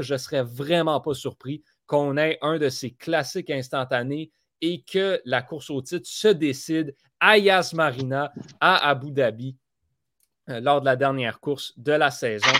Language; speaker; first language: French; native; French